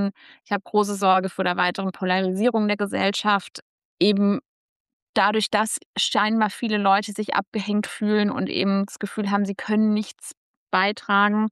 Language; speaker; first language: German; native; German